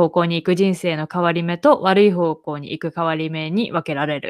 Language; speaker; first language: Japanese; native; Japanese